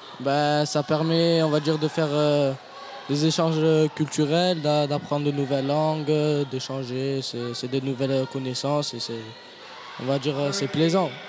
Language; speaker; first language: French; native; French